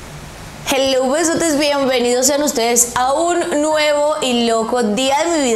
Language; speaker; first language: Spanish; native; Spanish